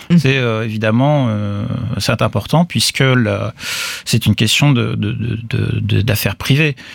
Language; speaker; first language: French; native; French